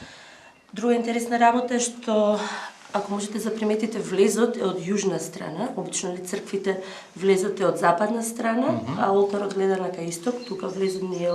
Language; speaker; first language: Macedonian; native; Macedonian